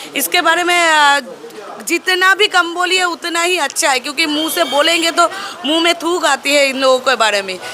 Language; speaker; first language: Hindi; non-native, local second language; Bangla